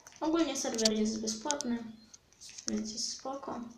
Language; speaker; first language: Polish; native; Polish